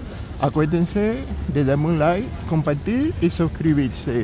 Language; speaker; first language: Spanish; early bilingual, heritage; Spanish